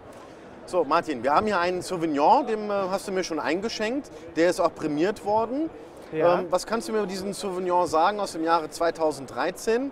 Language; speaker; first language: German; native; German